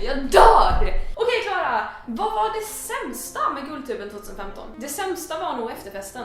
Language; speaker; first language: Swedish; native; Swedish